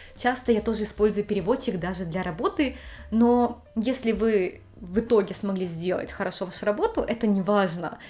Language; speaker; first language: Russian; native; Russian